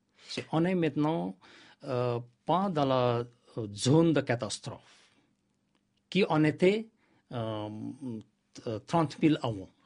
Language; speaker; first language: French; non-native, learner; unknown